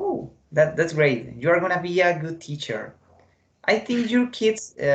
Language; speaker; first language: English; non-native, fluent; Spanish